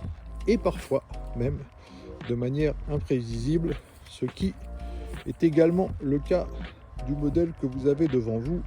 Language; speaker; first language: French; native; French